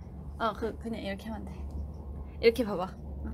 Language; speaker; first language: Korean; non-native, fluent; Chinese